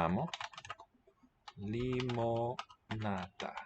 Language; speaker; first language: Italian; non-native, learner; English